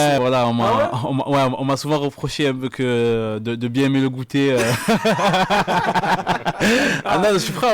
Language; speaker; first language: French; native; French